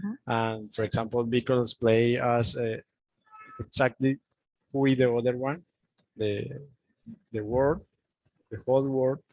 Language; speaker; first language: English; non-native, learner; Spanish